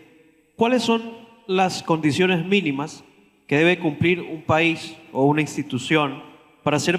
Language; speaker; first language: Spanish; native; Spanish